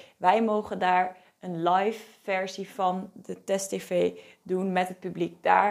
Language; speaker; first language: Dutch; native; Dutch